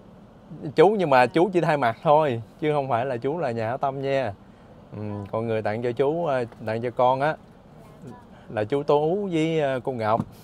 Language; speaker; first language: Vietnamese; native; Vietnamese